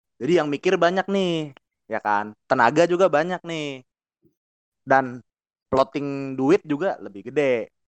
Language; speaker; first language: Indonesian; native; Indonesian